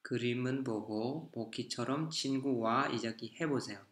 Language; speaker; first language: Korean; non-native, fluent; Vietnamese